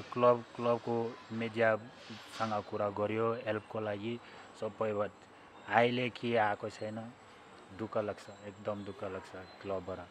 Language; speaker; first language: Nepali; non-native, learner; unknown